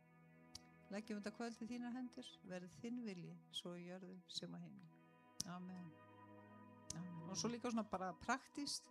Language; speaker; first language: Icelandic; native; Icelandic